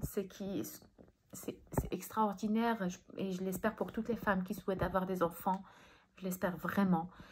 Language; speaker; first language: French; early bilingual, other home language; Arabic